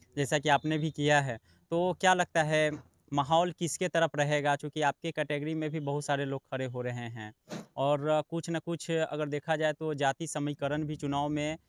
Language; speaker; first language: Hindi; native; Hindi